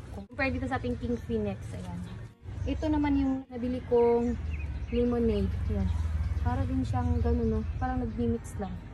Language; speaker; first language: Filipino; non-native, local second language; Cebuano